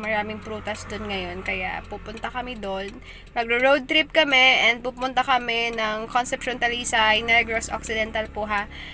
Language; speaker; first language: Filipino; non-native, local second language; Hiligaynon